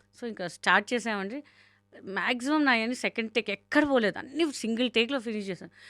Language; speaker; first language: Telugu; non-native, local second language; Hindi